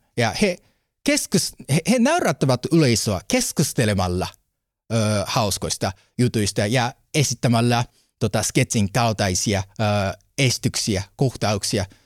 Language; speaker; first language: Finnish; non-native, learner; Japanese